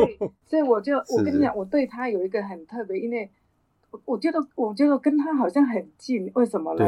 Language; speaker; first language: Chinese; native; Chinese